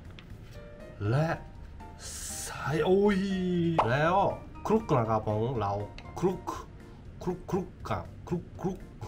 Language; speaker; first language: Thai; non-native, learner; Japanese